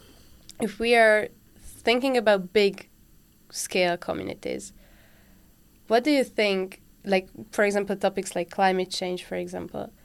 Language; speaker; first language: English; non-native, fluent; Spanish